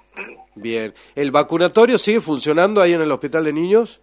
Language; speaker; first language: Spanish; native; Spanish